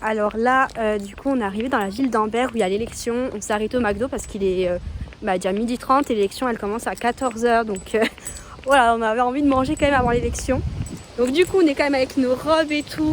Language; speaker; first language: French; native; French